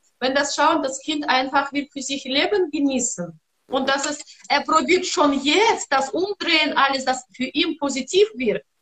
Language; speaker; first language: German; non-native, learner; Russian